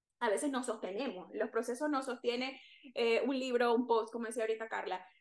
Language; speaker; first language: Spanish; native; Spanish